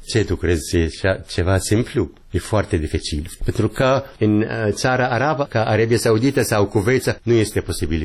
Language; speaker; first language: Romanian; non-native, learner; Arabic